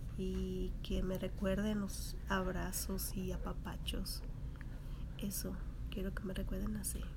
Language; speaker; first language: Spanish; native; Spanish